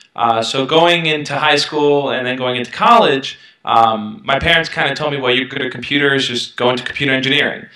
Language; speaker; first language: English; native; English